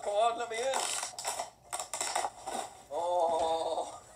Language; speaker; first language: English; native; English